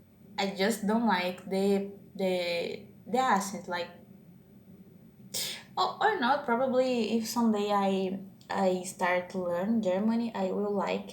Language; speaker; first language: English; non-native, learner; Portuguese